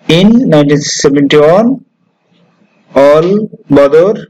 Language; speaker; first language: English; non-native, local second language; Bangla